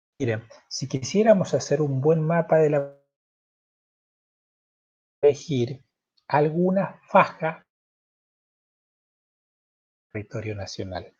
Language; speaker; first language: Spanish; native; Spanish